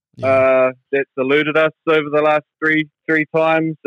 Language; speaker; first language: English; native; English